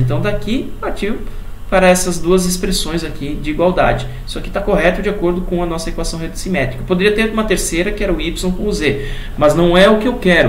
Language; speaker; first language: Portuguese; native; Portuguese